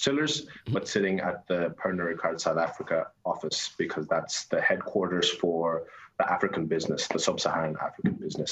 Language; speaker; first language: English; native; English